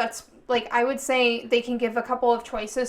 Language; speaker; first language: English; native; English